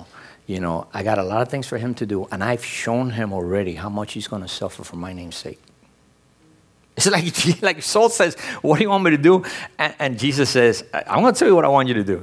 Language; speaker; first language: English; early bilingual, other home language; Spanish